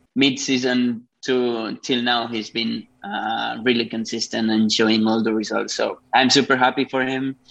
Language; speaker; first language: English; non-native, fluent; Spanish